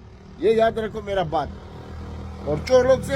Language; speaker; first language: Hindi; non-native, learner; Arabic